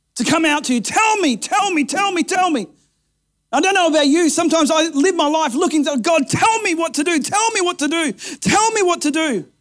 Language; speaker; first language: English; native; English